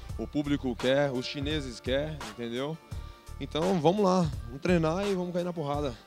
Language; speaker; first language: Portuguese; native; Portuguese